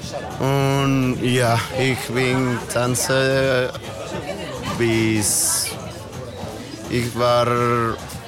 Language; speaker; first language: German; non-native, learner; Spanish